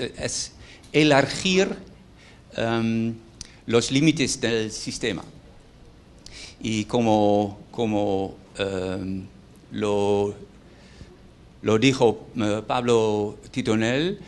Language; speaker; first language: Spanish; non-native, fluent; Dutch